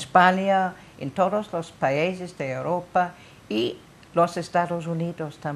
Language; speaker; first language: Spanish; non-native, learner; English